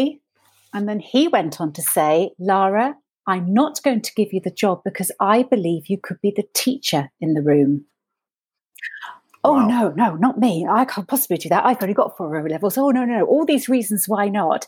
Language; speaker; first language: English; native; English